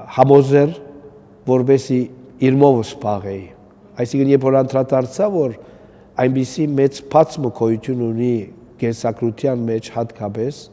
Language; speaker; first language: Armenian; early bilingual, heritage; Armenian